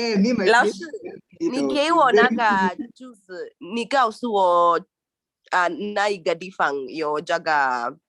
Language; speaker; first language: Chinese; non-native, learner; Swahili